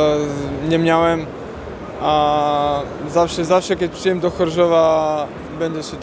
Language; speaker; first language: Polish; non-native, learner; Slovak